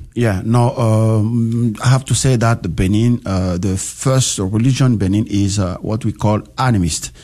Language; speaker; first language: English; non-native, learner; French